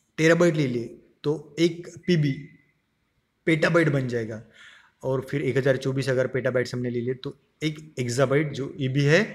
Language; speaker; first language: Hindi; non-native, local second language; Marathi